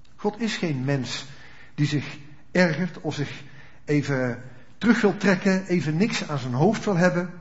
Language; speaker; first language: Dutch; native; Dutch